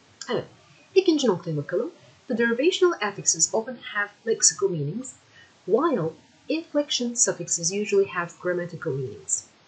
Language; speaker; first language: English; non-native, fluent; Turkish